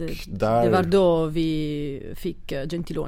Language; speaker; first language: Swedish; non-native, fluent; Italian